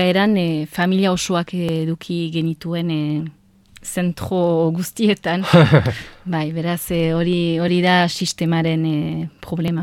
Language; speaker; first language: Basque; non-native, local second language; French